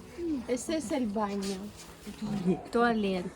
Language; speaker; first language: Spanish; non-native, local second language; Russian